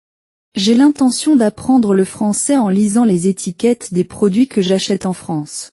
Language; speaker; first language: French; non-native, learner; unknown